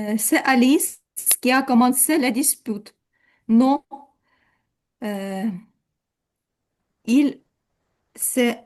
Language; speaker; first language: French; non-native, learner; Ukrainian